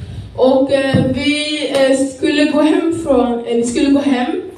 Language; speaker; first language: Swedish; early bilingual, other home language; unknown